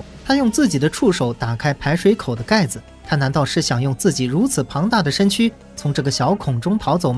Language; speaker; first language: Chinese; native; Chinese